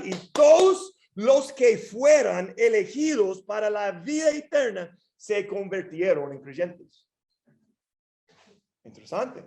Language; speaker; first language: Spanish; non-native, fluent; English